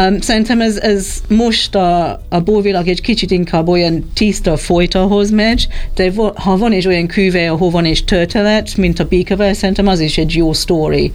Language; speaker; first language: Hungarian; non-native, fluent; English